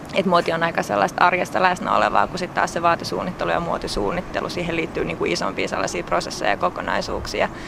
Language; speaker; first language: Finnish; native; Finnish